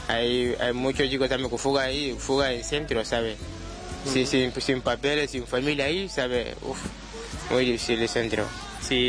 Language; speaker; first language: Spanish; non-native, learner; Wolof